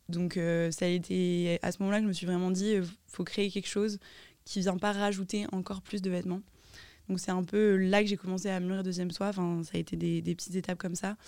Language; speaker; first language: French; native; French